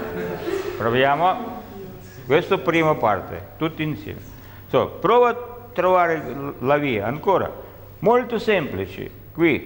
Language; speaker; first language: Italian; non-native, learner; Russian